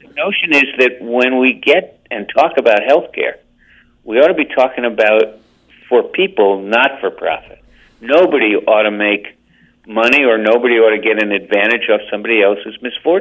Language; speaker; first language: English; native; English